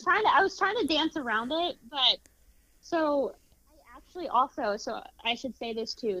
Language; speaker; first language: English; native; English